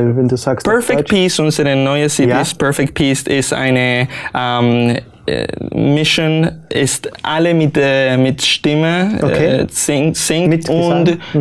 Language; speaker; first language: German; non-native, learner; Spanish